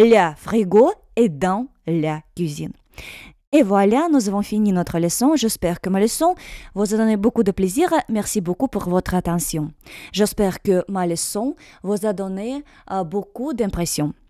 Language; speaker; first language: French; non-native, fluent; Russian